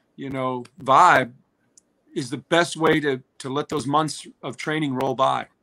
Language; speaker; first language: English; native; English